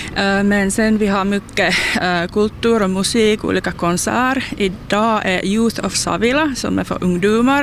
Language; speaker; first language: Swedish; non-native, local second language; Finnish